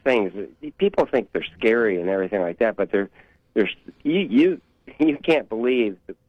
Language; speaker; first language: English; native; English